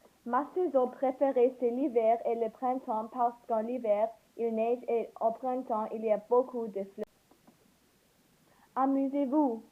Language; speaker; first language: French; non-native, learner; English